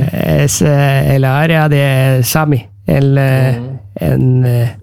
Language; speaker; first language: Spanish; non-native, learner; Norwegian